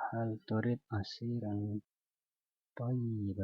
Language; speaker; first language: Arabic; non-native, learner; Indonesian